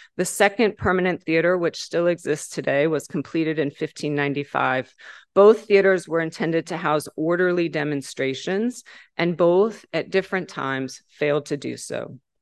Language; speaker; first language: English; native; English